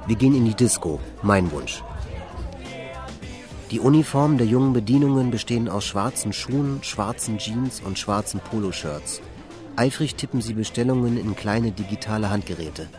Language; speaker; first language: German; native; German